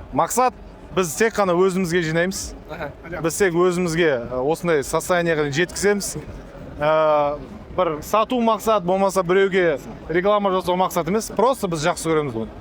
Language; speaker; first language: Kazakh; native; Kazakh